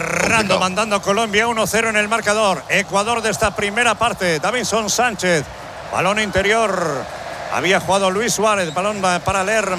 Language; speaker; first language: Spanish; native; Spanish